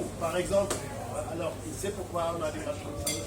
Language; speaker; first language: French; non-native, fluent; German